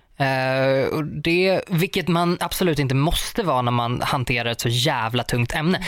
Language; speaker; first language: Swedish; native; Swedish